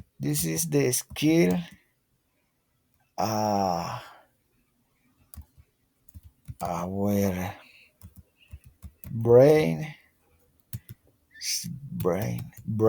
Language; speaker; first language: English; non-native, learner; Spanish